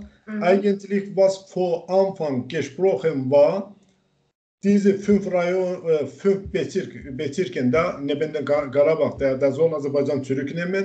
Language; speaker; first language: German; non-native, learner; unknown